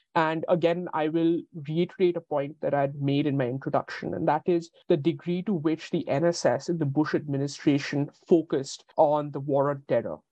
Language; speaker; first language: English; non-native, local second language; Bangla